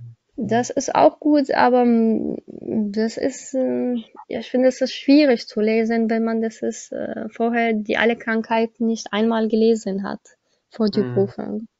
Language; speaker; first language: German; non-native, learner; Arabic